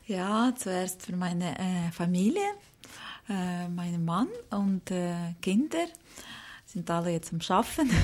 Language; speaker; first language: German; non-native, learner; Ukrainian